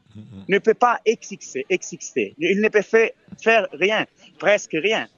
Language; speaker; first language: French; non-native, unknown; Italian